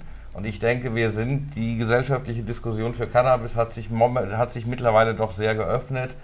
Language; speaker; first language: German; native; German